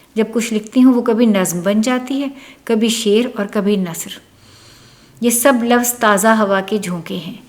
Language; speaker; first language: Urdu; native; Urdu